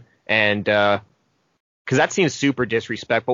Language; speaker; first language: English; native; English